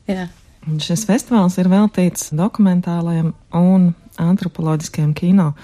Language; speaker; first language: Latvian; native; Latvian